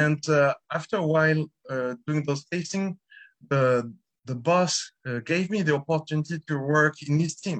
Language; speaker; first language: English; non-native, fluent; French